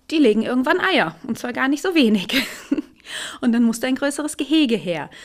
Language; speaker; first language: German; native; German